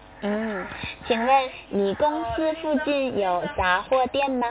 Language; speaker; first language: Chinese; native; Chinese